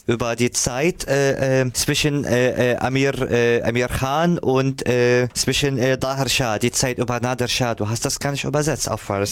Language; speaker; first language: German; non-native, fluent; Arabic